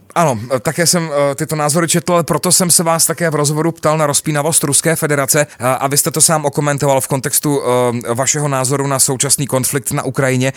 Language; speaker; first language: Czech; native; Czech